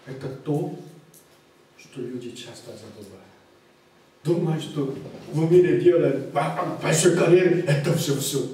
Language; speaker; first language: Russian; non-native, fluent; Korean